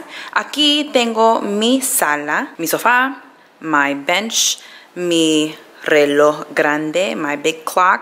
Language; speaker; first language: Spanish; early bilingual, heritage; Spanish